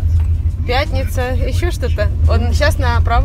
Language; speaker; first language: Russian; native; Russian